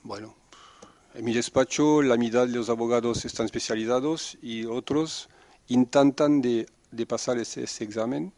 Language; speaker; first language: Spanish; non-native, fluent; French